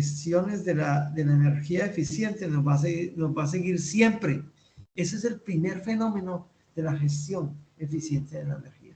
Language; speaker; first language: Spanish; native; Spanish